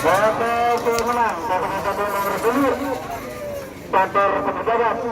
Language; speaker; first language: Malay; non-native, local second language; Madurese